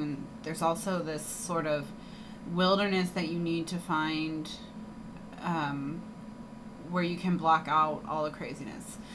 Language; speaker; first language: English; native; English